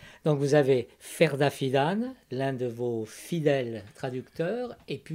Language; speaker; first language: French; native; French